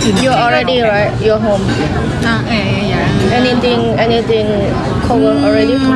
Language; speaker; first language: English; non-native, learner; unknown